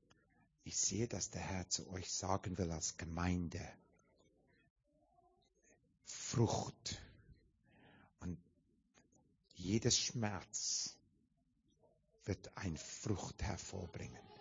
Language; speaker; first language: German; non-native, learner; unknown